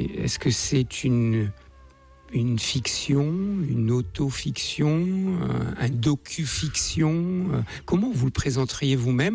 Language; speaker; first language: French; native; French